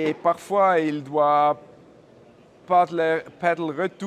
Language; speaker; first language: French; non-native, fluent; German